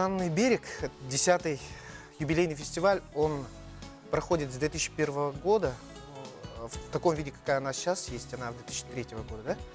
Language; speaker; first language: Russian; non-native, local second language; Yakut